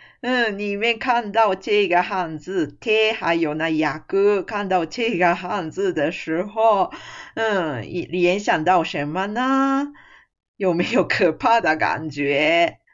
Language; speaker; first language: Chinese; non-native, fluent; Japanese